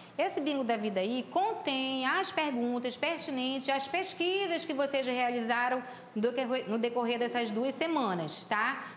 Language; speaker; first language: Portuguese; native; Portuguese